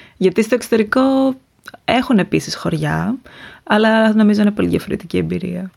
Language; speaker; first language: Greek; native; Greek